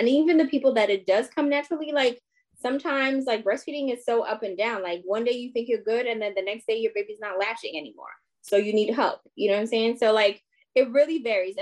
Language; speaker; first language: English; non-native, fluent; French